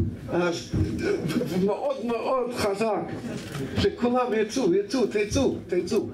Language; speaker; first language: Hebrew; non-native, fluent; English